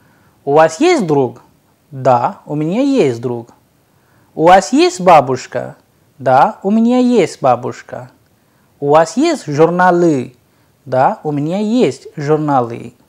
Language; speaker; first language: Russian; non-native, fluent; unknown